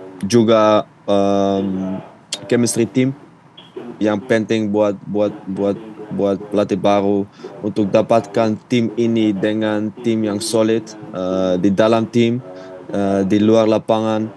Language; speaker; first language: Indonesian; non-native, fluent; Dutch